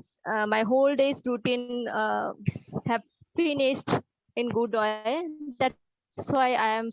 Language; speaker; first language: English; non-native, learner; Bangla